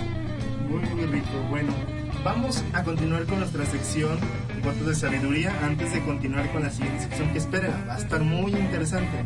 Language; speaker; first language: Spanish; native; Spanish